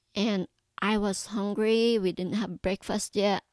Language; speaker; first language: English; non-native, local second language; Cebuano